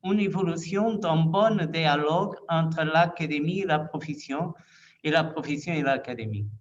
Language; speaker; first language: French; non-native, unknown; Portuguese